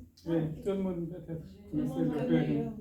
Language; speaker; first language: French; non-native, learner; Persian